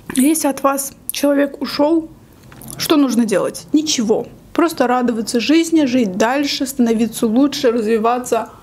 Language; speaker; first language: Russian; native; Russian